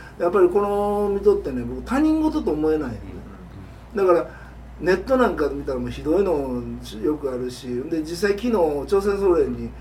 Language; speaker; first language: Japanese; native; Japanese